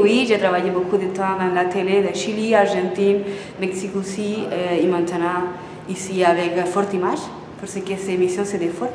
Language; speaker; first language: French; non-native, fluent; Spanish